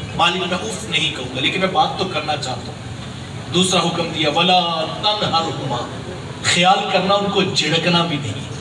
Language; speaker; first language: Urdu; non-native, local second language; Punjabi